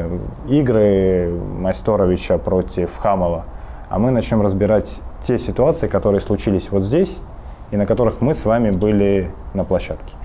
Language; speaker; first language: Russian; native; Russian